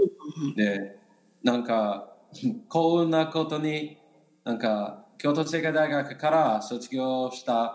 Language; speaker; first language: Japanese; non-native, learner; English